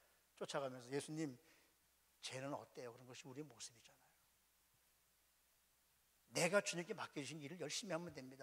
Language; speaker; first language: Korean; native; Korean